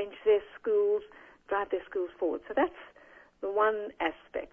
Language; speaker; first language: English; native; English